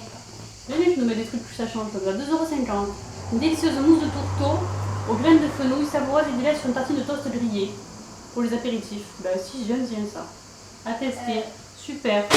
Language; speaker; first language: French; native; French